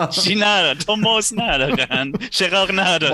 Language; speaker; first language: Persian; non-native, fluent; German